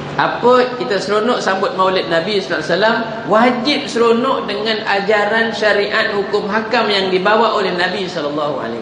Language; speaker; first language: Malay; non-native, local second language; Javanese